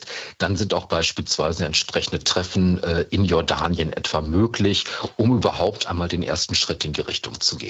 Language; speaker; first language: German; native; German